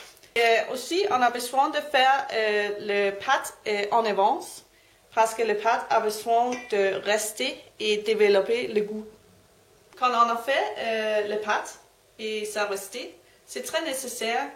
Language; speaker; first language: French; non-native, learner; Danish